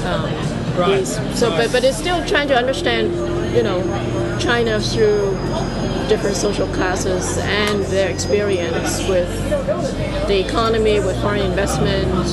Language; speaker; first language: English; non-native, local second language; Cantonese